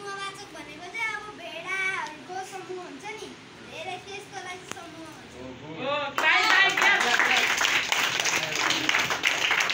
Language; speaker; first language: Nepali; native; Nepali